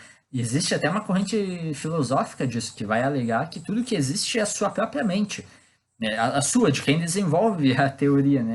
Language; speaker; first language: Portuguese; native; Portuguese